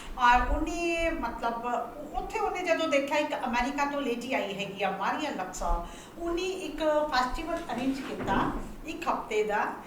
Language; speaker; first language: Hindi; non-native, local second language; Sindhi